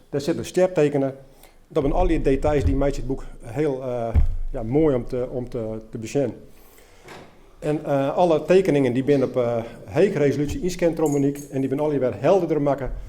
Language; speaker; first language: Dutch; native; Dutch